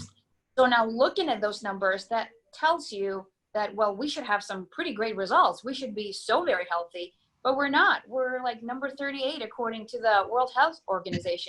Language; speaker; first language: English; non-native, fluent; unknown